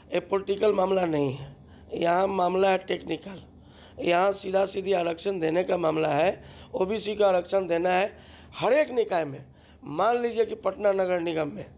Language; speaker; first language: Hindi; native; Hindi